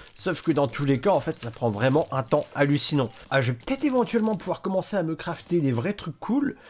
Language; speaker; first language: French; native; French